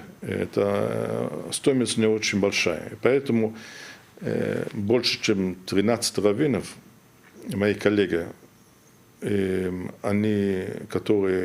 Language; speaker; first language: Russian; non-native, fluent; German